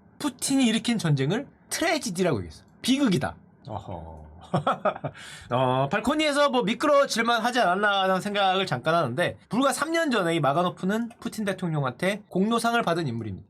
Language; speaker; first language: Korean; native; Korean